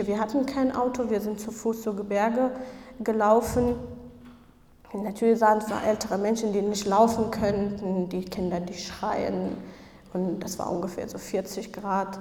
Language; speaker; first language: German; non-native, fluent; Kurdish